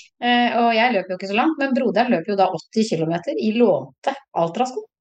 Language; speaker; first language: Norwegian; native; Norwegian